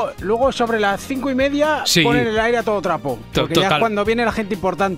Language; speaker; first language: Spanish; native; Spanish